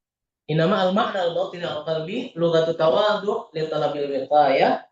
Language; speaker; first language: Arabic; non-native, fluent; Indonesian